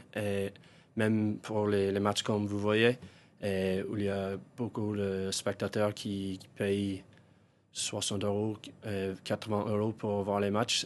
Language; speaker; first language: French; non-native, fluent; English